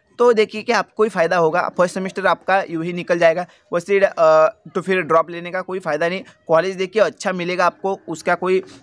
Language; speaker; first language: Hindi; non-native, local second language; Marathi